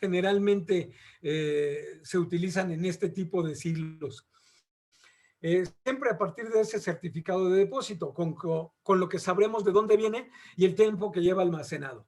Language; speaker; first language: Spanish; native; Spanish